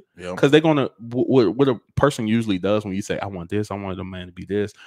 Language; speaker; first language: English; native; English